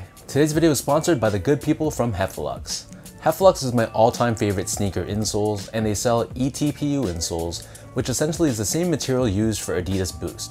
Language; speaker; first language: English; native; English